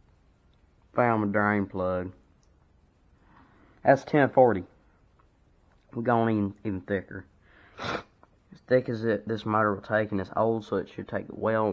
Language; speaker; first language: English; native; English